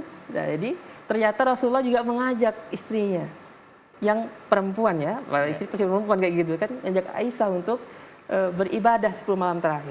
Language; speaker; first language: Indonesian; native; Indonesian